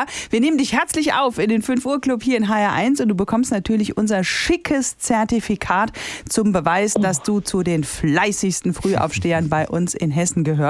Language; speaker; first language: German; native; German